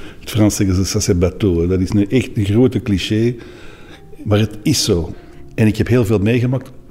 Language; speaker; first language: Dutch; native; Dutch